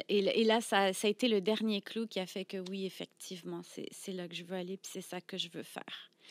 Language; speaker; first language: French; native; French